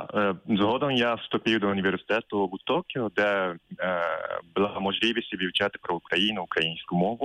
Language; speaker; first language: Ukrainian; non-native, fluent; Japanese